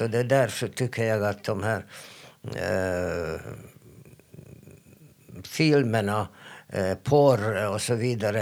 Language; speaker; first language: Swedish; non-native, fluent; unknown